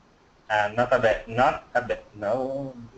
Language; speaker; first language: English; non-native, learner; Portuguese